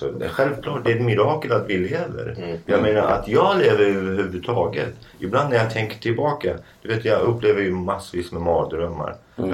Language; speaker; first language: Swedish; non-native, fluent; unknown